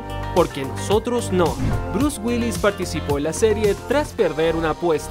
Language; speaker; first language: Spanish; native; Spanish